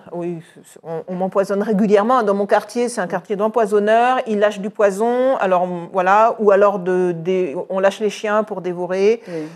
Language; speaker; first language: French; native; French